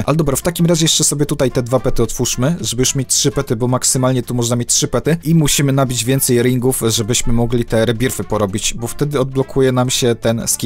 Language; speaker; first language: Polish; native; Polish